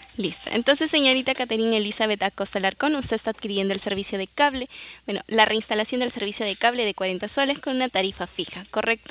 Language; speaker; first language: Spanish; native; Spanish